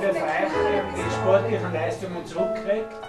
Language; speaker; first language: German; native; German